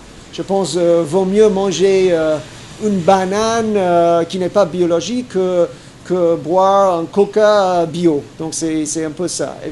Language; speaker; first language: French; non-native, fluent; English